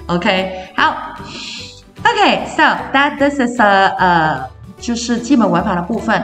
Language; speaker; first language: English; non-native, fluent; Chinese